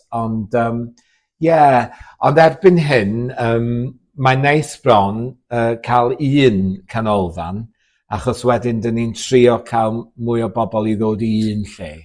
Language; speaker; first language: Welsh; native; Welsh